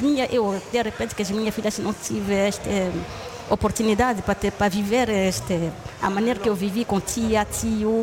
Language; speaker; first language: Portuguese; non-native, learner; Lingala